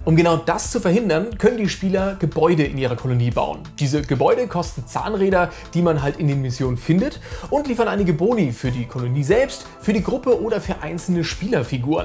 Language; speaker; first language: German; native; German